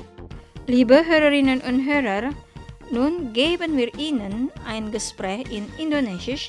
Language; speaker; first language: German; non-native, fluent; Indonesian